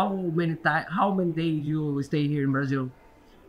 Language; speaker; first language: English; non-native, learner; Portuguese